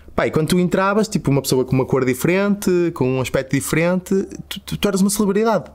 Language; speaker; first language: Portuguese; native; Portuguese